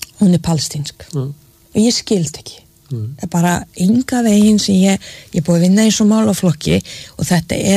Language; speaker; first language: Icelandic; non-native, fluent; Bosnian